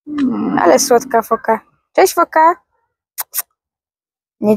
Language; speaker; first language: Polish; native; Polish